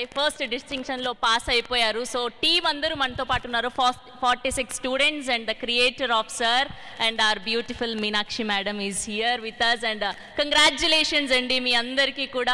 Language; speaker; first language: Telugu; native; Telugu